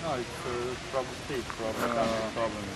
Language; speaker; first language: English; non-native, learner; Bosnian